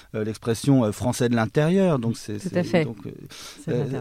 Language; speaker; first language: French; native; French